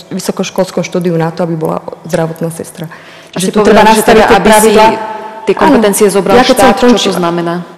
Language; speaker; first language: Slovak; native; Slovak